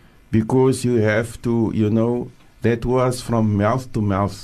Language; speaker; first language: English; native; English